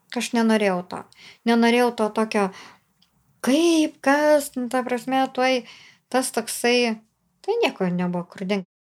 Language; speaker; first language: Lithuanian; native; Lithuanian